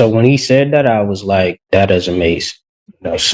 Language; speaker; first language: English; native; English